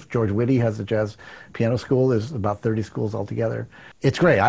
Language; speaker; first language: English; native; English